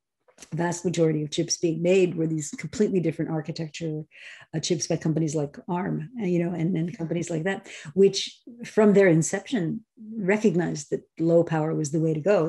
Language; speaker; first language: English; native; English